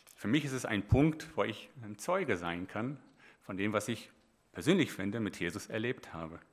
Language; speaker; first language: German; native; German